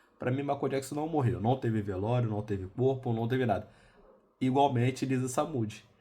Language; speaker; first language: Portuguese; native; Portuguese